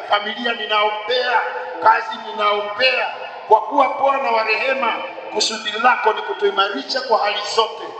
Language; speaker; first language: Swahili; non-native, local second language; Kikuyu